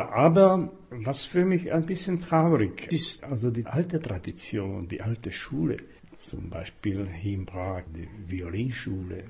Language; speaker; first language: German; non-native, fluent; Slovak